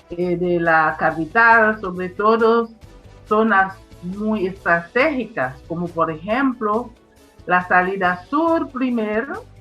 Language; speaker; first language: Spanish; non-native, fluent; Haitian Creole